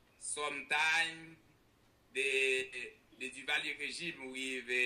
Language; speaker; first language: English; non-native, learner; Haitian Creole